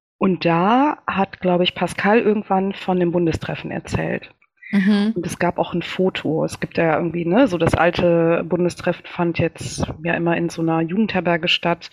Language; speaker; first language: German; early bilingual, other home language; Kinyarwanda